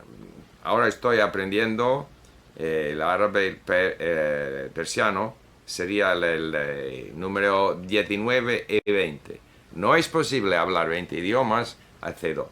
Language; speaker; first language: Spanish; non-native, fluent; Swedish